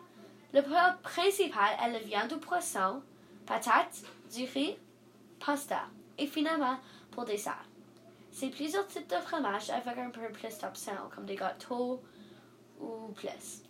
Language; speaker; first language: French; non-native, learner; English